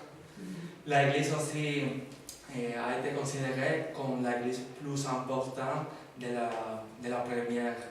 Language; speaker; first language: French; non-native, learner; Spanish